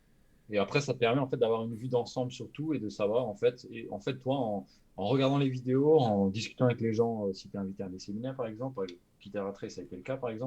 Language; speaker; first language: French; native; French